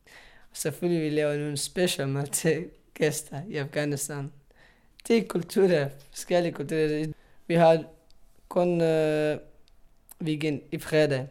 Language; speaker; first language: Danish; non-native, learner; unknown